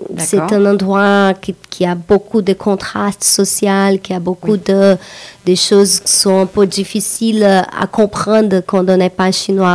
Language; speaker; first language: French; non-native, fluent; Portuguese